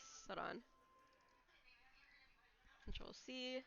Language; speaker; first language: English; native; English